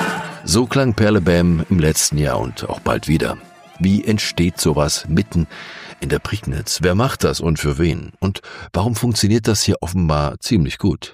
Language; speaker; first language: German; native; German